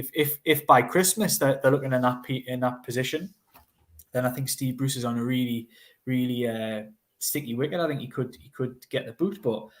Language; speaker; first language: English; native; English